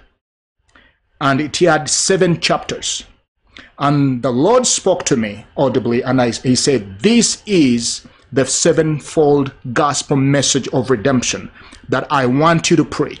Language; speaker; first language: English; non-native, local second language; Ganda